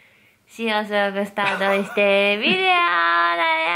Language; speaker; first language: Spanish; non-native, learner; Japanese